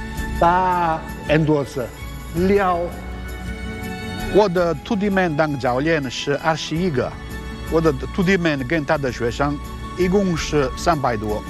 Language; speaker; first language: Chinese; non-native, learner; Italian